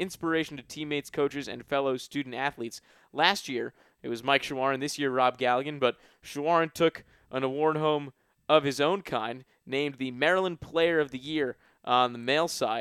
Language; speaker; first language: English; native; English